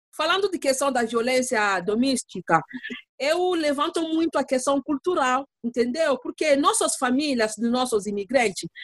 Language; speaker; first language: Portuguese; non-native, learner; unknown